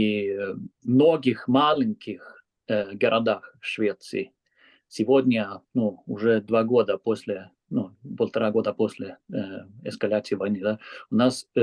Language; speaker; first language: Russian; non-native, fluent; Swedish